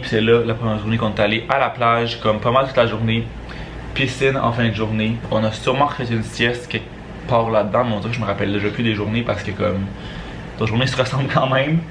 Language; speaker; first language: French; native; French